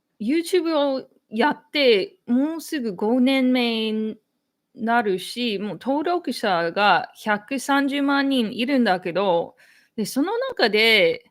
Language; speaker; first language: Japanese; non-native, fluent; English